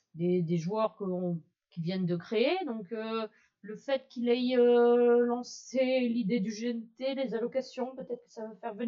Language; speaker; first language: French; native; French